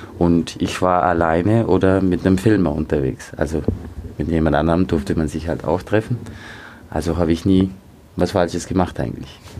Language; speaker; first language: German; early bilingual, other home language; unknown